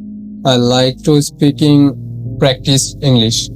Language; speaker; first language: English; non-native, learner; Bangla